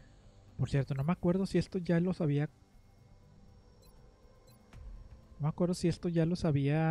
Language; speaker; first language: Spanish; native; Spanish